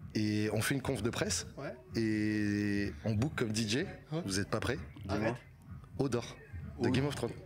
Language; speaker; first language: French; native; French